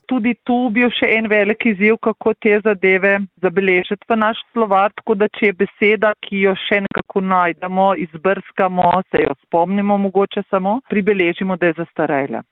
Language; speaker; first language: Slovenian; native; Slovenian